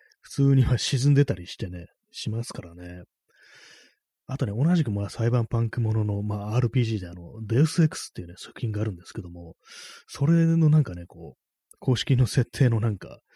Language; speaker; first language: Japanese; native; Japanese